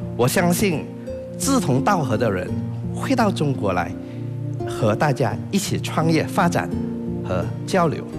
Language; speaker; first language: Chinese; native; Chinese